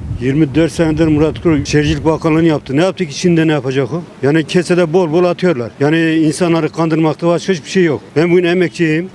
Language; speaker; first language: Turkish; native; Turkish